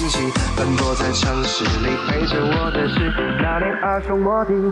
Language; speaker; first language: Chinese; native; Chinese